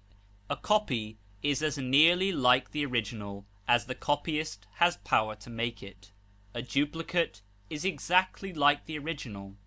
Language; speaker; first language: English; native; English